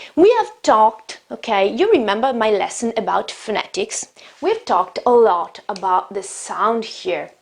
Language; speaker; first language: English; non-native, fluent; Italian